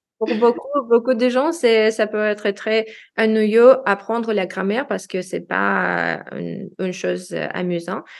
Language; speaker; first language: French; non-native, learner; Russian